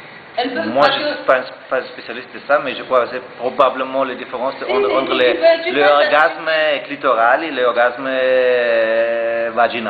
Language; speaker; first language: French; non-native, learner; German